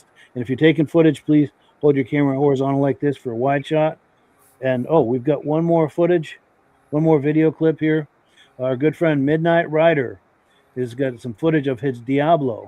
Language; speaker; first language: English; native; English